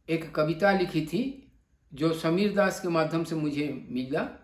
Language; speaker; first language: Hindi; non-native, local second language; Bangla